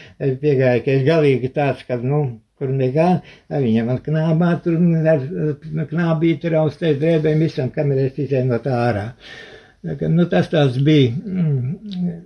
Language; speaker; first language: Latvian; native; Latvian